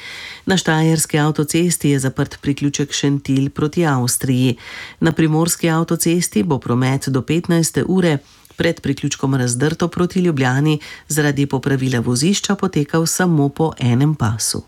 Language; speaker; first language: Slovenian; native; Slovenian